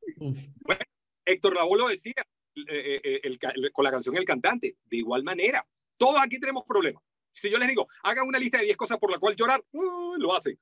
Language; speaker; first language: Spanish; native; Spanish